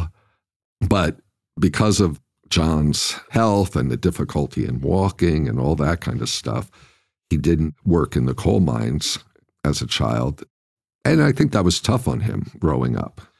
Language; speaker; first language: English; native; English